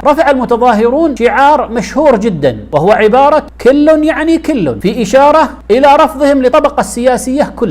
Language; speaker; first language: Arabic; native; Arabic